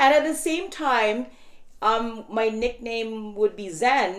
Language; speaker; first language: English; non-native, local second language; Cebuano